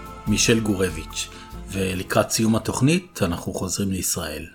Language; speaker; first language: Hebrew; native; Hebrew